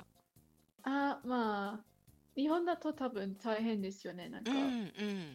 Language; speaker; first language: Japanese; non-native, learner; English